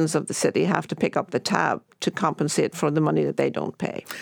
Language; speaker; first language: English; native; English